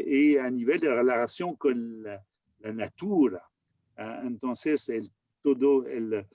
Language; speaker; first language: Spanish; non-native, learner; French